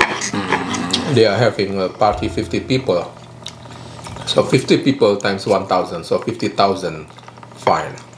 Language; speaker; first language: English; non-native, fluent; Indonesian